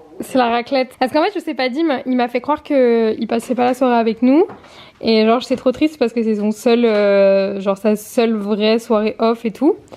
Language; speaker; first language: French; early bilingual, other home language; Portuguese